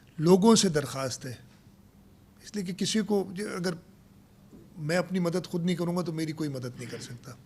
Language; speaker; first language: Urdu; non-native, local second language; Sindhi